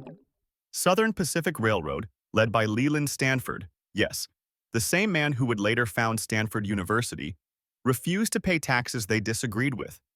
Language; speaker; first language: English; native; English